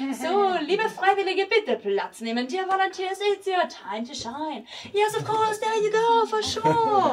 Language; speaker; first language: English; non-native, fluent; German